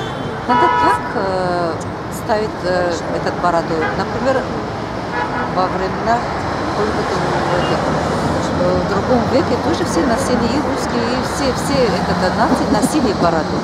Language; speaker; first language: Russian; non-native, local second language; Tajik